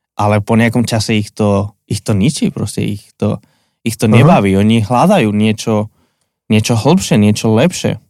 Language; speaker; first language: Slovak; non-native, fluent; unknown